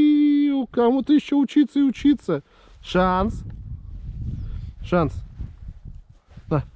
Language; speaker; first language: Russian; native; Russian